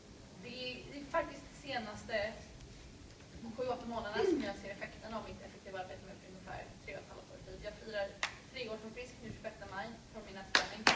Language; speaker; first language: Swedish; native; Swedish